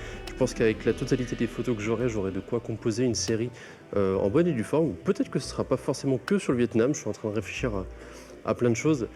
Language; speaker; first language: French; native; French